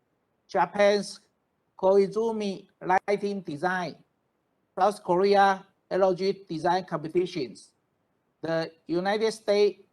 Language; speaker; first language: English; non-native, fluent; Chinese